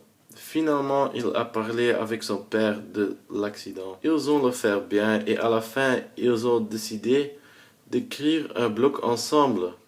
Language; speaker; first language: French; non-native, learner; Dutch